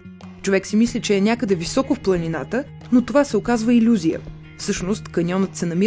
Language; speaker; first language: Bulgarian; native; Bulgarian